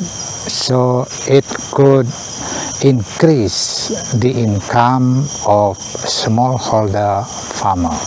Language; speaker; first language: English; non-native, learner; Indonesian